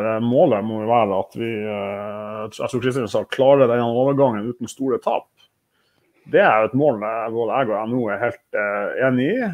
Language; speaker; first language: Norwegian; native; Norwegian